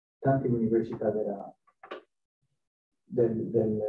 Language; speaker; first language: Italian; non-native, learner; French